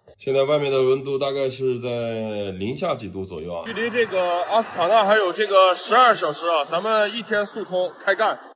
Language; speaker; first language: Chinese; native; Chinese